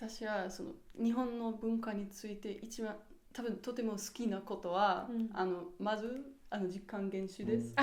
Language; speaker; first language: Japanese; non-native, learner; German